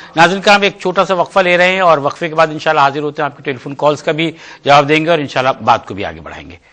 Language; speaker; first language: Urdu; native; Urdu